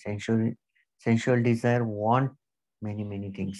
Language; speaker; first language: Hindi; non-native, local second language; Marathi